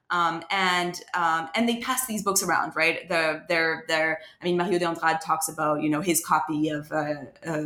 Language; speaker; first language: English; non-native, fluent; French